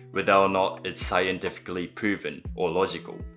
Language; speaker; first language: English; early bilingual, other home language; Japanese